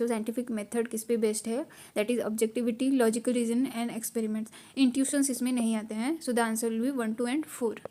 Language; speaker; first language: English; non-native, local second language; Hindi